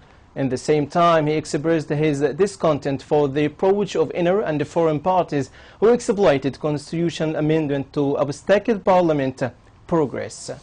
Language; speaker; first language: English; non-native, local second language; Arabic